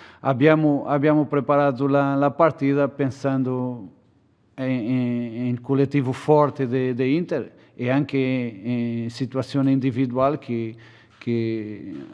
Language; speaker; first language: Italian; non-native, fluent; Portuguese